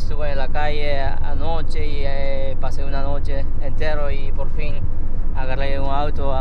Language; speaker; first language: Spanish; non-native, fluent; Japanese